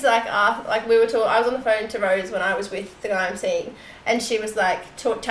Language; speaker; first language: English; native; English